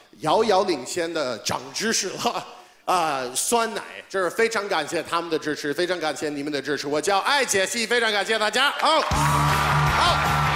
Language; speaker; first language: Chinese; non-native, fluent; English